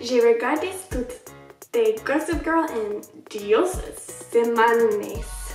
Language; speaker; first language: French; non-native, learner; English